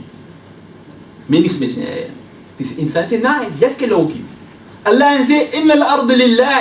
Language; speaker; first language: Danish; early bilingual, other home language; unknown